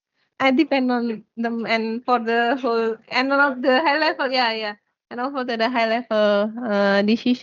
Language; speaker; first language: English; non-native, fluent; Indonesian